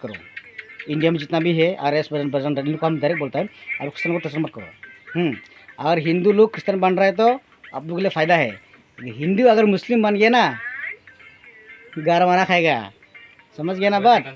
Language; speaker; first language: Hindi; non-native, local second language; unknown